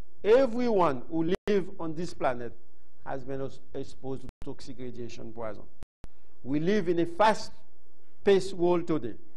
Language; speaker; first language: English; non-native, fluent; Haitian Creole